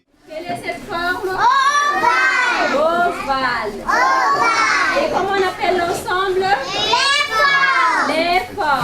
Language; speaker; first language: French; non-native, local second language; Malagasy